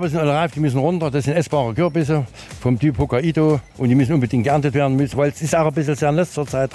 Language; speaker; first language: German; native; German